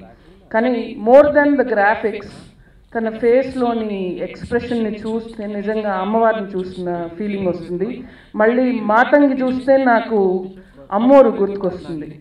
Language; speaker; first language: Telugu; native; Telugu